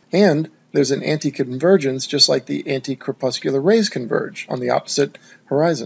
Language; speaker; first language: English; native; English